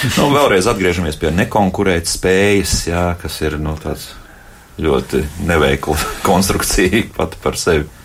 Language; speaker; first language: Latvian; native; Latvian